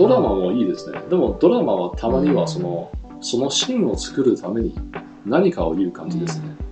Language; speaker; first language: Japanese; non-native, fluent; Chinese